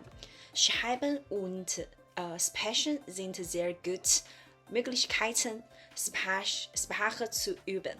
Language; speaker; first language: German; non-native, learner; Chinese